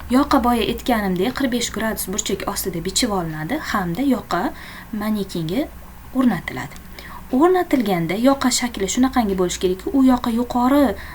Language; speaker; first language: Uzbek; native; Uzbek